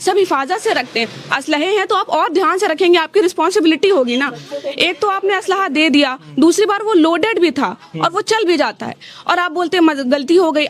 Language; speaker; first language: Hindi; native; Hindi